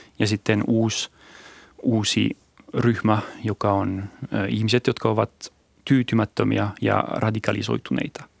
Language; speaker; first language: Finnish; non-native, fluent; French